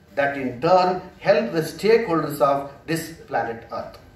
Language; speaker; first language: English; non-native, local second language; Kannada